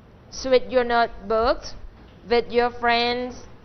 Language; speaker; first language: English; non-native, fluent; Thai